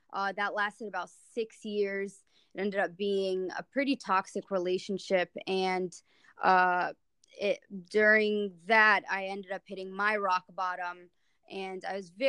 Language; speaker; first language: English; early bilingual, other home language; Arabic